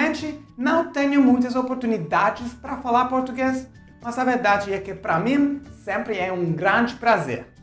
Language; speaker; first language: Portuguese; non-native, fluent; Italian